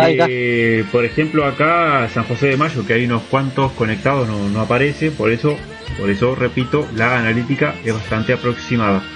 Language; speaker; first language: Spanish; native; Spanish